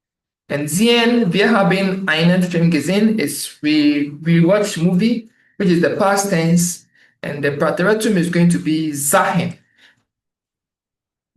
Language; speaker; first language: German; non-native, fluent; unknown